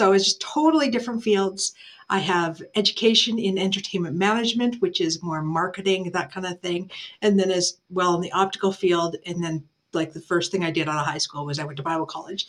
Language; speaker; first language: English; native; English